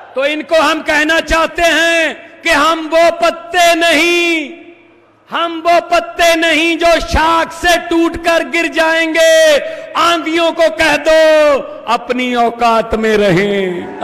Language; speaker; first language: Hindi; native; Hindi